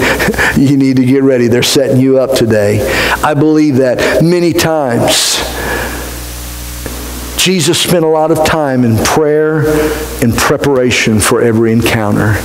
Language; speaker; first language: English; native; English